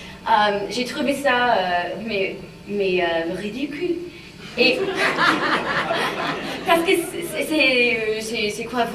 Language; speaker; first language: French; non-native, fluent; English